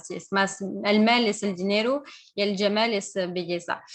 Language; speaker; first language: Spanish; non-native, fluent; French